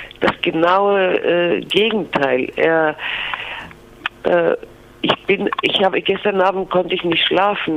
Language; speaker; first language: German; non-native, fluent; Greek